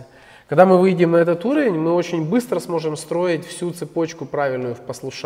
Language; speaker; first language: Russian; native; Russian